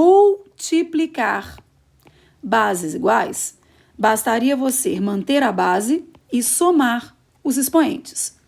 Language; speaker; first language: Portuguese; native; Portuguese